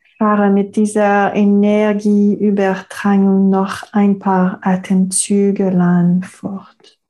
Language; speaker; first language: German; non-native, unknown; French